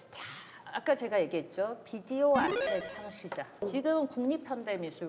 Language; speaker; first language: Korean; native; Korean